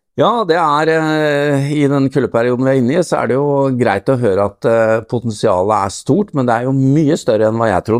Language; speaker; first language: Norwegian; native; Norwegian